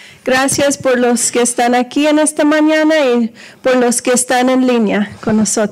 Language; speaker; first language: Spanish; early bilingual, heritage; Spanish